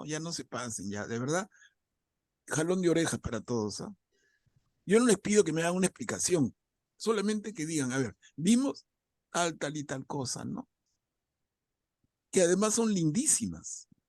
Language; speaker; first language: Spanish; native; Spanish